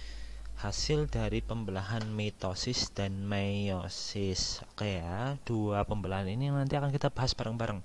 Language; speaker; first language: Indonesian; native; Indonesian